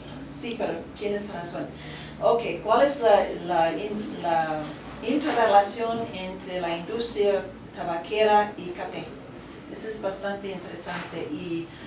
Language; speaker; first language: Spanish; non-native, fluent; English